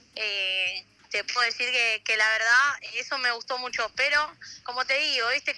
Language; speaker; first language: Spanish; native; Spanish